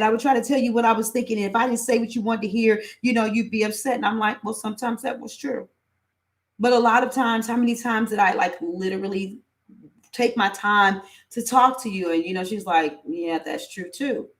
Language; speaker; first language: English; native; English